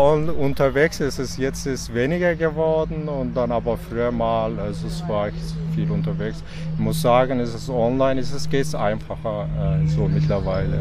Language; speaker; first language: German; non-native, learner; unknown